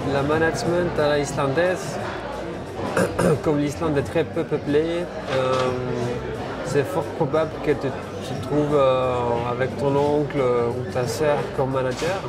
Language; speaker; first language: French; non-native, fluent; Icelandic